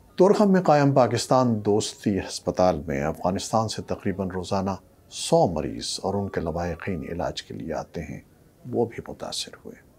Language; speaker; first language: Urdu; native; Urdu